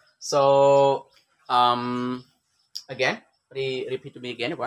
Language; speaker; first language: English; non-native, learner; Khmer